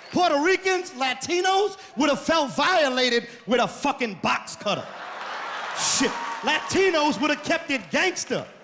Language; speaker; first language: English; native; English